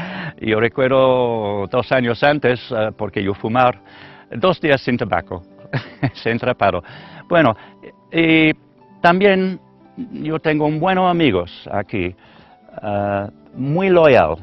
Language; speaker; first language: Spanish; non-native, learner; English